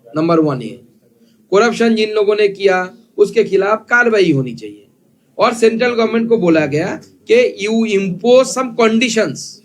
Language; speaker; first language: Hindi; non-native, local second language; Bangla